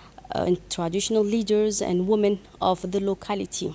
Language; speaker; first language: English; non-native, fluent; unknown